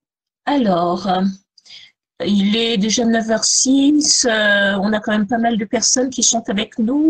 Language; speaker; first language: French; native; French